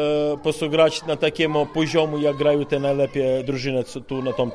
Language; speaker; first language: Polish; non-native, learner; Serbian